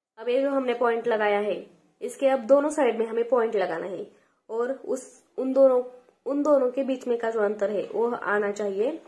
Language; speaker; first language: Hindi; non-native, local second language; Marathi